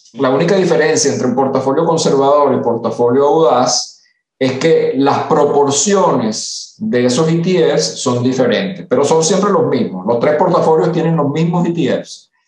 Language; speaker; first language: Spanish; early bilingual, other home language; Italian